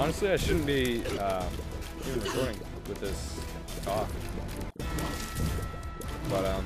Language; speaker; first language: English; native; English